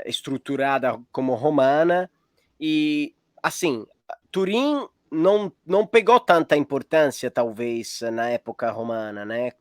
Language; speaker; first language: Portuguese; non-native, fluent; Italian